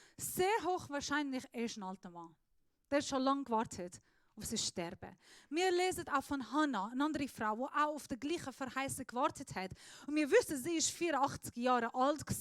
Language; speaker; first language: German; non-native, fluent; Persian